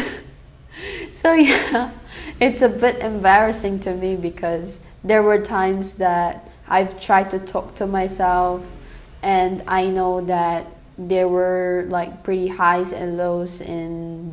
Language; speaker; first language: English; native; English